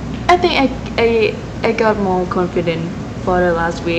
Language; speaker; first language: English; non-native, learner; Thai